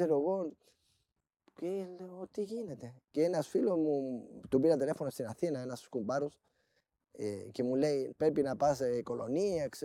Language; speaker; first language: Greek; non-native, fluent; Spanish